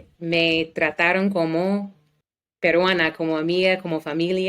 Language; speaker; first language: Spanish; non-native, learner; English